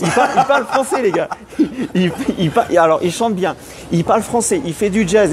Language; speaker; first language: French; native; French